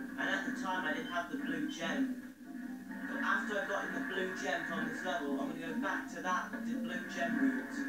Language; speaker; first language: English; native; English